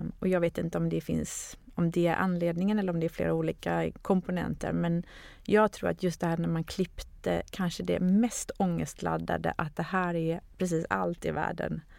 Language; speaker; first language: Swedish; native; Swedish